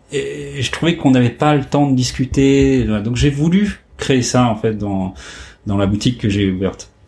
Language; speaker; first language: French; native; French